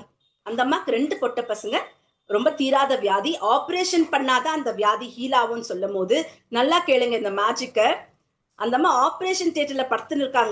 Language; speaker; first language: Tamil; native; Tamil